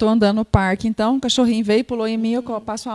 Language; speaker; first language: Portuguese; native; Portuguese